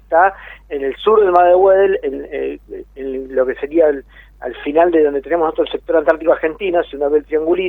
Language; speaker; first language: Spanish; native; Spanish